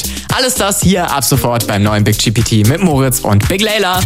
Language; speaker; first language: German; native; German